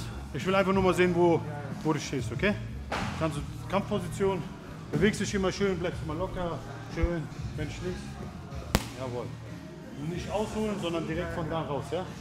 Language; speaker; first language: German; native; German